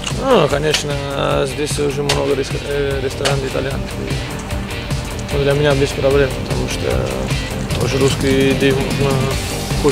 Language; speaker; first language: Russian; non-native, learner; Italian